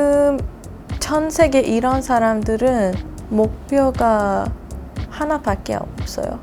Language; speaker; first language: Korean; non-native, learner; Persian